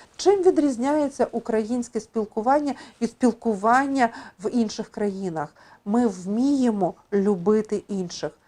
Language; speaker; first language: Ukrainian; native; Ukrainian